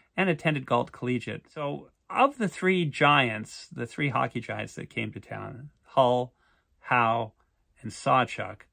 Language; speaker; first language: English; native; English